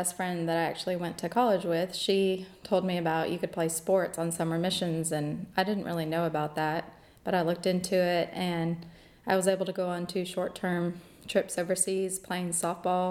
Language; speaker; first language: English; native; English